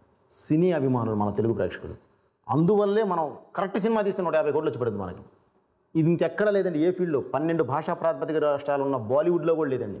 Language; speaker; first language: Telugu; native; Telugu